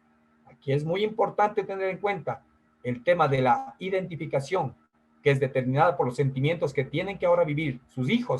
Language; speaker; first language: Spanish; native; Spanish